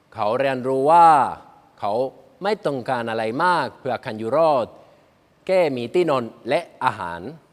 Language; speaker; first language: Thai; non-native, learner; Spanish